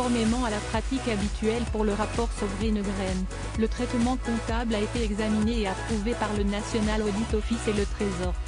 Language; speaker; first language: French; native; French